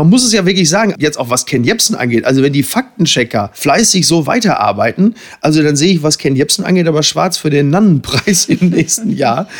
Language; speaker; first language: German; native; German